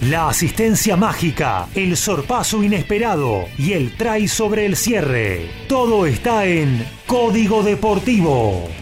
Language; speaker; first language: Spanish; native; Spanish